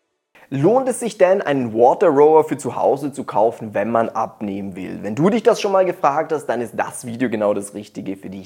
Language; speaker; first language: German; native; German